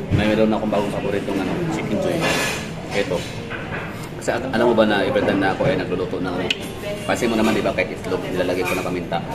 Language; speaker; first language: Filipino; non-native, local second language; Cebuano